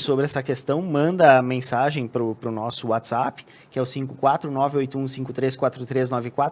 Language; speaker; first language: Portuguese; native; Portuguese